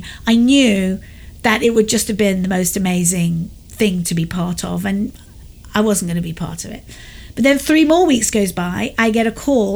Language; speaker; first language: English; native; English